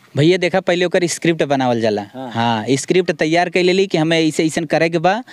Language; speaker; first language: Bhojpuri; non-native, local second language; Awadhi